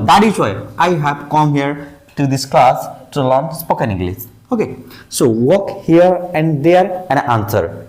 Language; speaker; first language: English; non-native, fluent; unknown